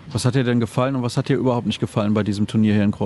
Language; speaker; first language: German; native; German